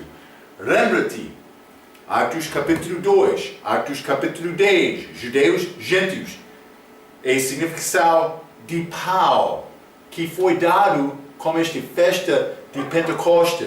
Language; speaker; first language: Portuguese; non-native, learner; English